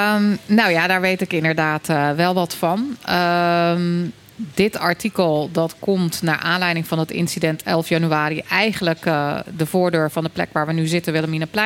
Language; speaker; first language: Dutch; native; Dutch